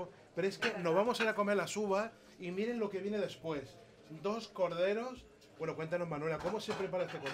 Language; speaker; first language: Spanish; native; Spanish